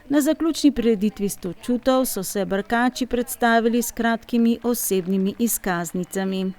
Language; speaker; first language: Slovenian; native; Slovenian